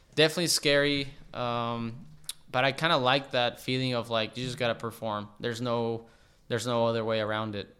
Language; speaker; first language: English; non-native, fluent; Spanish